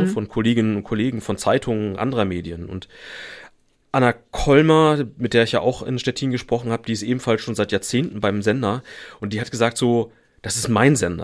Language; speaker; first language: German; native; German